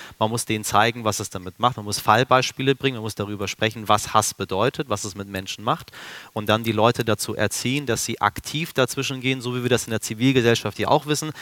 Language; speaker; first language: German; early bilingual, other home language; Persian